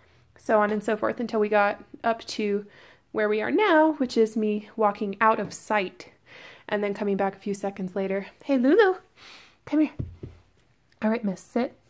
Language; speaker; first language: English; native; English